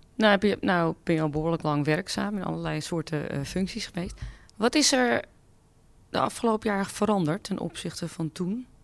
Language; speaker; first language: Dutch; early bilingual, other home language; Greek